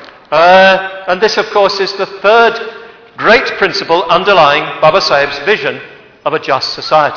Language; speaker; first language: English; native; English